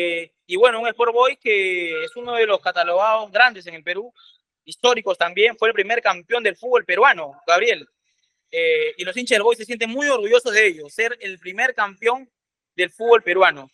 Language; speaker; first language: Spanish; native; Spanish